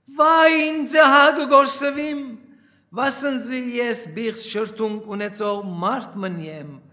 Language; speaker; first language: Armenian; early bilingual, heritage; Armenian